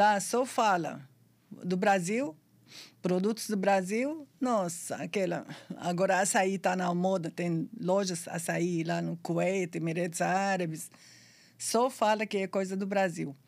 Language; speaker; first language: Portuguese; non-native, fluent; Arabic